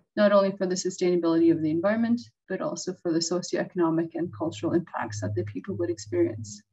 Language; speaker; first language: English; native; English